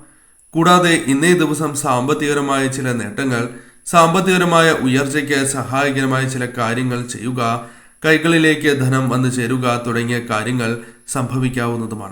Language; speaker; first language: Malayalam; native; Malayalam